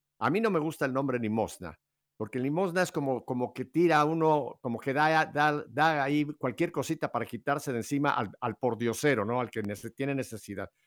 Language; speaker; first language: Spanish; native; Spanish